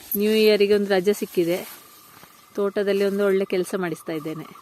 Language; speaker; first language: Kannada; non-native, local second language; Konkani